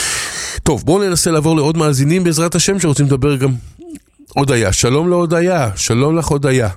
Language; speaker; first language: Hebrew; native; Hebrew